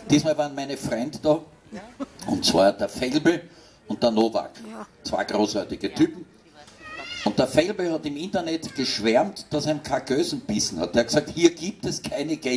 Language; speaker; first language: German; native; German